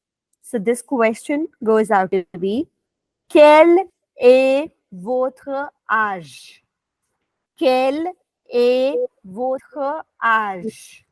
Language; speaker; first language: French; non-native, fluent; Hindi